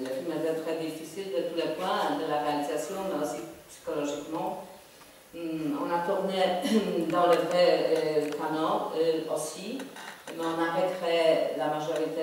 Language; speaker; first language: French; non-native, fluent; Polish